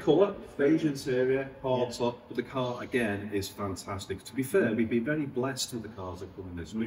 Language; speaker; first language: English; native; English